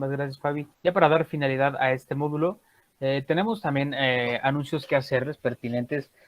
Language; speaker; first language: Spanish; native; Spanish